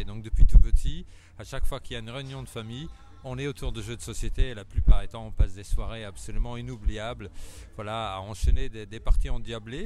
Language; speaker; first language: French; native; French